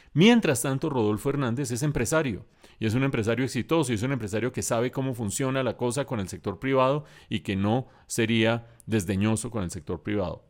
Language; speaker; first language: Spanish; native; Spanish